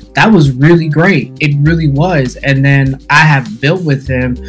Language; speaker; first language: English; native; English